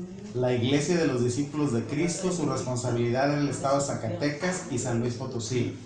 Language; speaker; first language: Spanish; native; Spanish